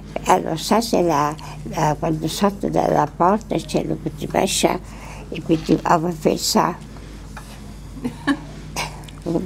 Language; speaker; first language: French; non-native, learner; Italian